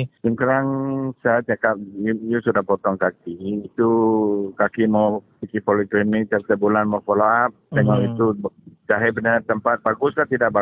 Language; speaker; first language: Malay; non-native, local second language; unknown